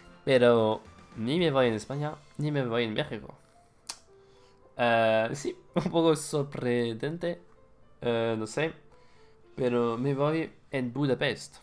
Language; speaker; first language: Spanish; non-native, fluent; French